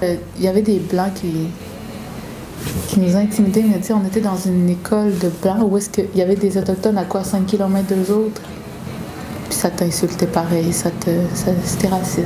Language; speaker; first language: French; non-native, local second language; Innu-aimun